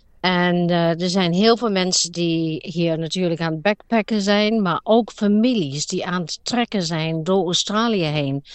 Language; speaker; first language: Dutch; native; Dutch